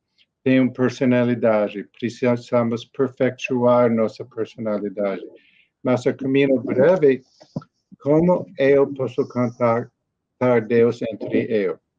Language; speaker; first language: Portuguese; non-native, learner; English